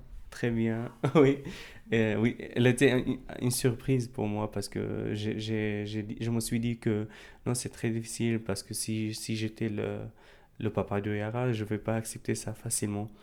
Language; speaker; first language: French; non-native, fluent; Arabic